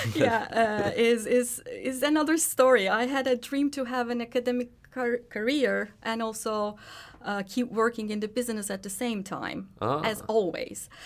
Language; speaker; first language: English; non-native, fluent; Turkish